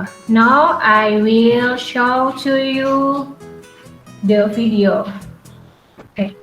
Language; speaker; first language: English; non-native, learner; Indonesian